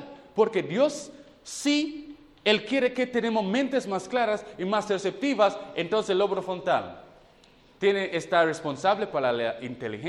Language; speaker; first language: Spanish; non-native, fluent; English